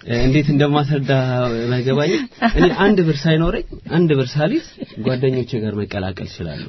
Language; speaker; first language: Amharic; native; Amharic